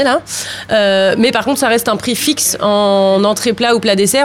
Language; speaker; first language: French; native; French